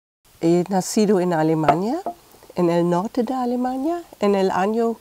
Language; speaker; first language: Spanish; non-native, fluent; German